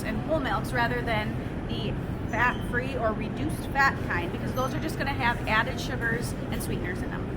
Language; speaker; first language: English; native; English